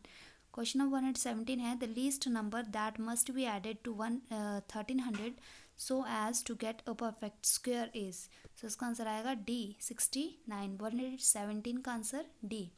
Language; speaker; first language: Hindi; native; Hindi